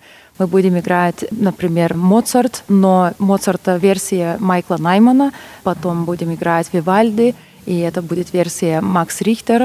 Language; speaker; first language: Russian; non-native, fluent; Lithuanian